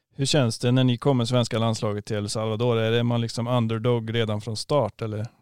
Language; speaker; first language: Swedish; native; Swedish